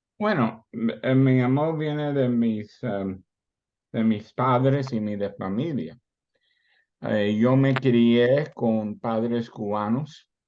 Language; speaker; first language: Spanish; early bilingual, heritage; Spanish